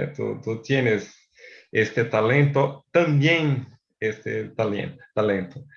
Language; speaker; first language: Spanish; non-native, fluent; Portuguese